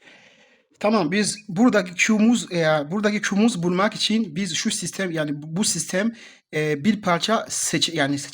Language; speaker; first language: Turkish; non-native, learner; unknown